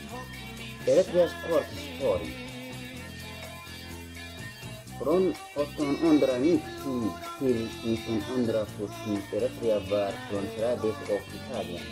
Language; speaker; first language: Swedish; non-native, learner; Tigrinya